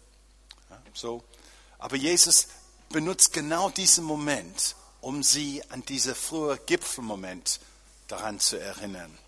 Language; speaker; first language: German; non-native, fluent; English